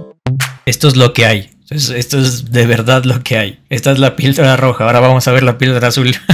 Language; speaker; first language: Spanish; native; Spanish